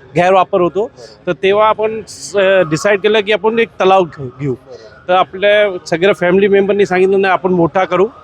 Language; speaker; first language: Marathi; non-native, local second language; Hindi